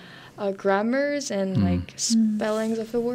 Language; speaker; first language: English; non-native, learner; Korean